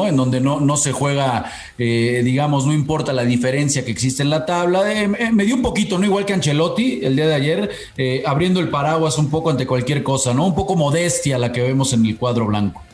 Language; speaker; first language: Spanish; native; Spanish